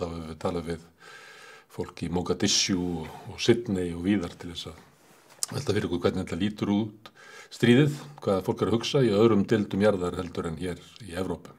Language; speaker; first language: Icelandic; native; Icelandic